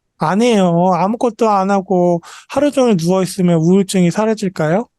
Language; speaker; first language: Korean; native; Korean